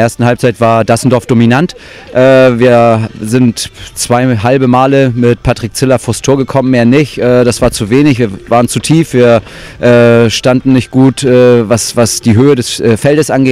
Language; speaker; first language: German; native; German